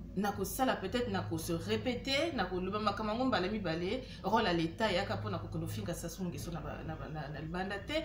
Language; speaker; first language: Lingala; native; Lingala